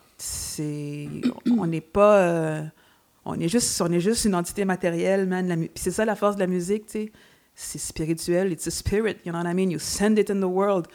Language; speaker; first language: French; native; French